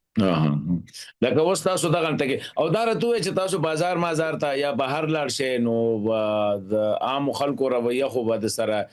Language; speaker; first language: Pashto; native; Pashto